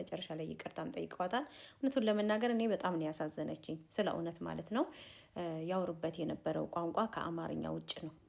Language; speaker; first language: Amharic; native; Amharic